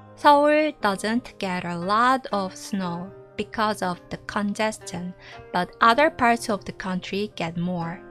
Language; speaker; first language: English; non-native, fluent; Korean